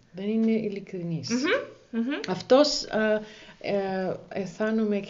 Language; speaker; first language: Greek; non-native, learner; German